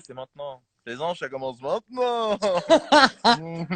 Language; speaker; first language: French; native; French